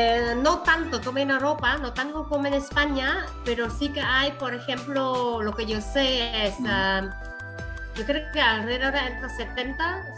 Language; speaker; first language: Spanish; non-native, fluent; Vietnamese